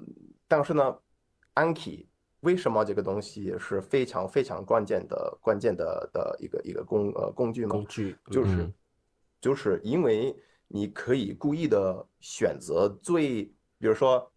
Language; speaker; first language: Chinese; non-native, fluent; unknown